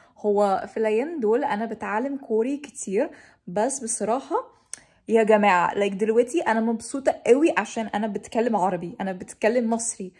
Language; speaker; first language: Egyptian Arabic; non-native, fluent; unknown